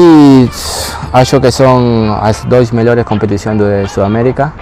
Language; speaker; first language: Portuguese; non-native, learner; Spanish